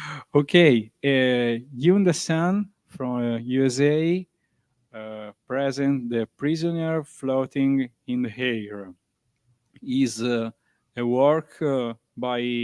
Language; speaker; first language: English; non-native, learner; Italian